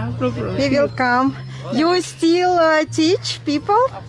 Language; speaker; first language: English; non-native, learner; Russian